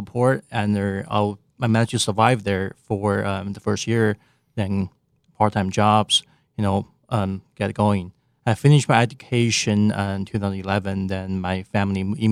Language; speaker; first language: English; non-native, fluent; Chinese